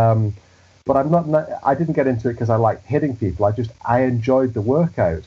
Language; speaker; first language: English; native; English